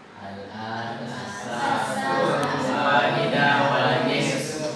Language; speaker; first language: Arabic; non-native, learner; Indonesian